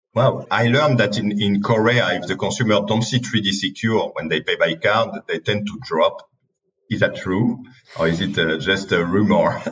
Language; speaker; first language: English; non-native, fluent; French